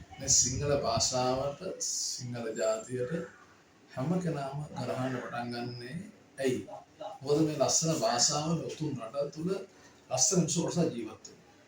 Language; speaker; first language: Sinhala; native; Sinhala